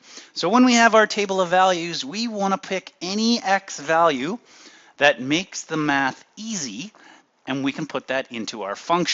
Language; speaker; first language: English; native; English